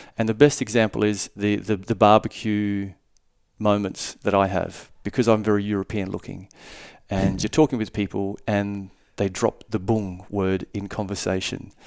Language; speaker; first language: English; native; English